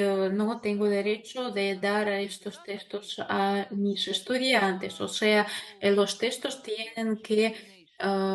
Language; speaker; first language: Spanish; non-native, fluent; Russian